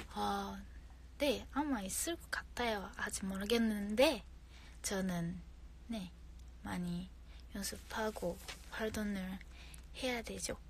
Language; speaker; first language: Korean; non-native, learner; Japanese